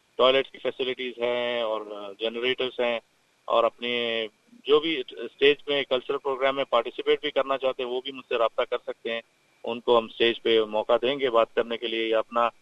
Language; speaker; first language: Urdu; native; Urdu